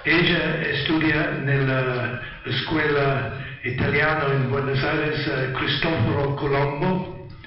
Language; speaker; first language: Spanish; non-native, learner; Italian